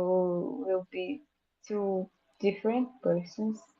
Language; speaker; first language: English; non-native, learner; Portuguese